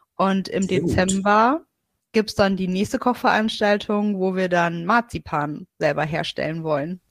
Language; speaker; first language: German; native; German